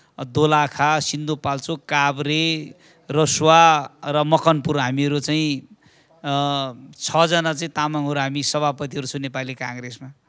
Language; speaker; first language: Nepali; non-native, local second language; Eastern Tamang